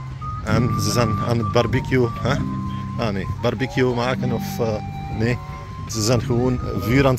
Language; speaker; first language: Dutch; non-native, fluent; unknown